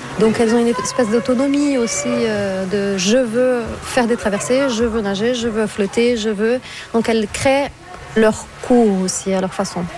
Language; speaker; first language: French; non-native, fluent; Portuguese